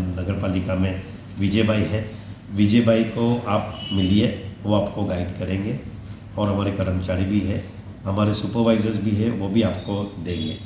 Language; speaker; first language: Hindi; non-native, local second language; Gujarati